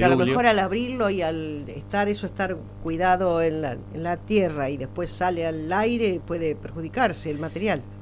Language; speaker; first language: Spanish; native; Spanish